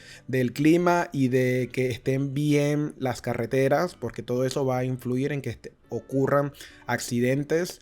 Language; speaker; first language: Spanish; native; Spanish